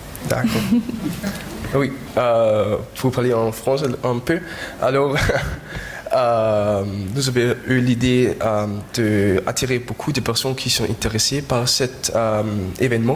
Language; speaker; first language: French; non-native, learner; German